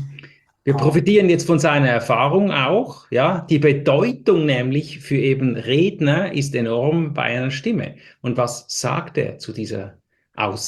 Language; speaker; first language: German; native; German